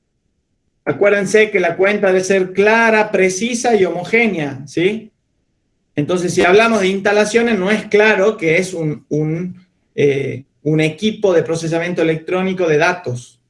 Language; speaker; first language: Spanish; native; Spanish